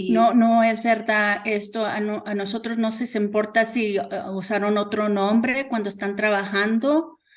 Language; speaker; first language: Spanish; early bilingual, heritage; Spanish